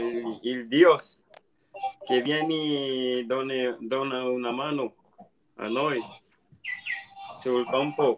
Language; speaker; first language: Italian; non-native, learner; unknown